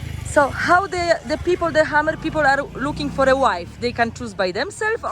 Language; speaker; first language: English; non-native, learner; Polish